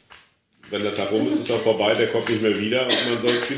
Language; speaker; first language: German; native; German